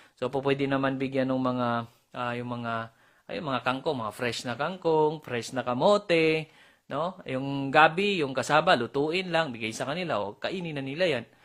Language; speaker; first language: Filipino; non-native, local second language; Cebuano